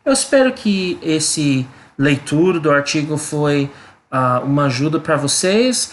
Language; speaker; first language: Portuguese; non-native, learner; English